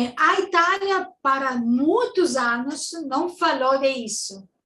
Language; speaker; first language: Portuguese; non-native, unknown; Italian